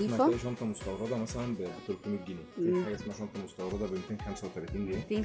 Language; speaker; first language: Arabic; native; Arabic